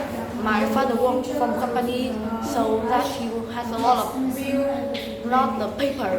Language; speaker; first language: English; non-native, learner; Vietnamese